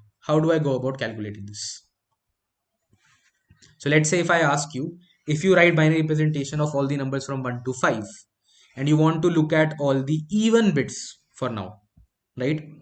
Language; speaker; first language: English; non-native, local second language; Hindi